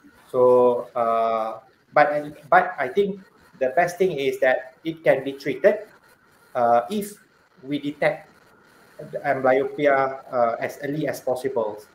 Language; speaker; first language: English; non-native, local second language; Malay